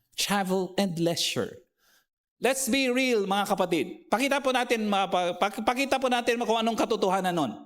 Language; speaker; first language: Filipino; non-native, local second language; Cebuano